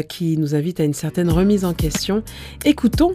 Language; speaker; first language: French; native; French